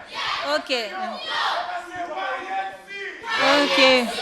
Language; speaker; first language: English; non-native, learner; French